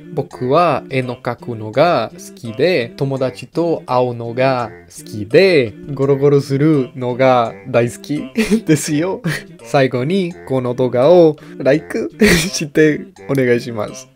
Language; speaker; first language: Japanese; non-native, learner; English